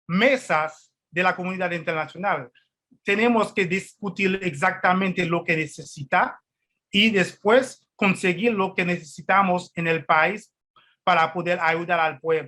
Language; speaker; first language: Spanish; non-native, fluent; Haitian Creole